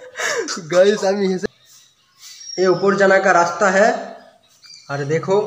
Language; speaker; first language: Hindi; non-native, learner; Bangla